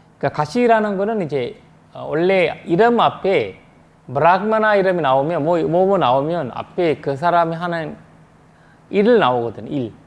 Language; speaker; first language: Korean; non-native, fluent; Sinhala